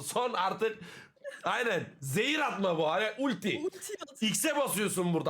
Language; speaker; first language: Turkish; native; Turkish